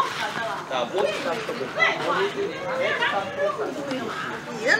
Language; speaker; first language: Russian; non-native, learner; Khmer